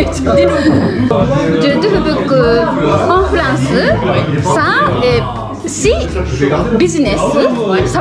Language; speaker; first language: French; non-native, learner; Japanese